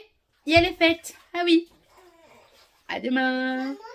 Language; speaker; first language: French; native; French